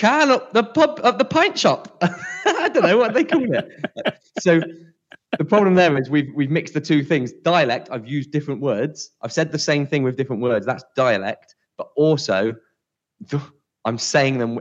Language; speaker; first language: English; native; English